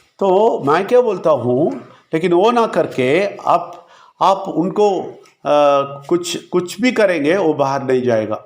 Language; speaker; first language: Hindi; non-native, local second language; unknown